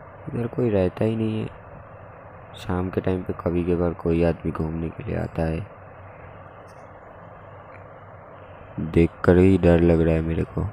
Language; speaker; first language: Hindi; non-native, local second language; Bangla